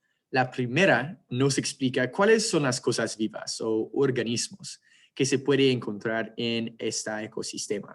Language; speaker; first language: Spanish; non-native, fluent; English